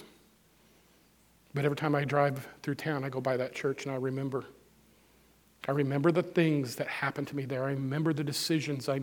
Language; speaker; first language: English; native; English